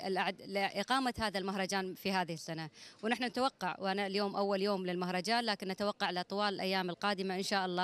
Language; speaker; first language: Arabic; native; Arabic